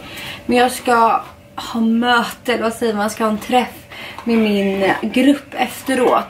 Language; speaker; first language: Swedish; native; Swedish